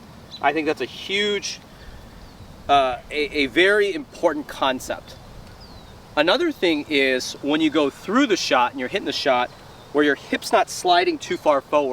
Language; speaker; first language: English; native; English